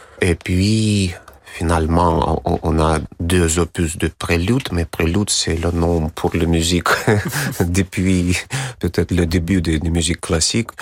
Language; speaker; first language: French; non-native, learner; Russian